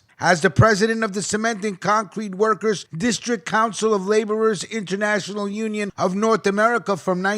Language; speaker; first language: English; native; English